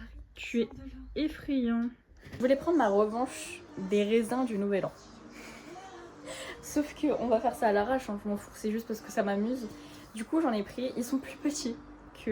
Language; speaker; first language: French; native; French